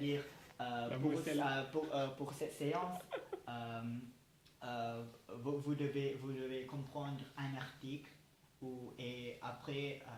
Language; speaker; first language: French; non-native, learner; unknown